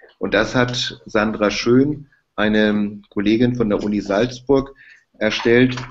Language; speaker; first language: German; native; German